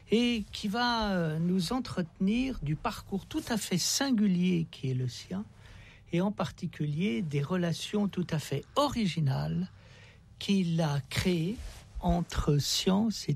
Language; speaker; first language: French; native; French